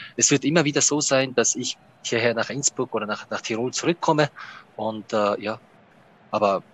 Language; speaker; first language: German; non-native, fluent; Japanese